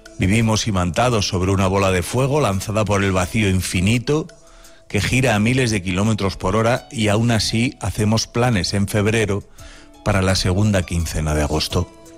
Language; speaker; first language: Spanish; native; Spanish